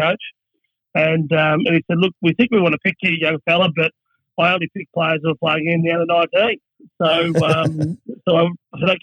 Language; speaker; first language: English; native; English